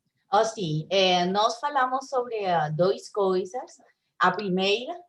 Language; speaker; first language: Portuguese; non-native, learner; Spanish